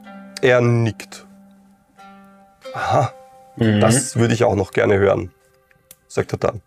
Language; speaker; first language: German; native; German